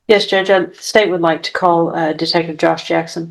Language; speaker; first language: English; native; English